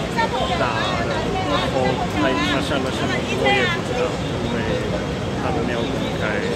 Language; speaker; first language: Chinese; non-native, learner; Italian